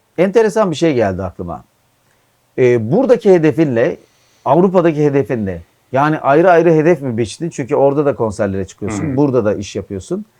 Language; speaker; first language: Turkish; native; Turkish